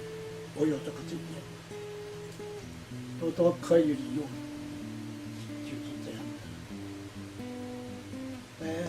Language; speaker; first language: Chinese; non-native, local second language; Amis